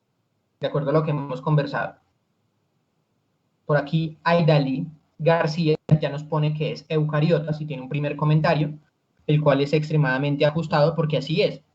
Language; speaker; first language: Spanish; native; Spanish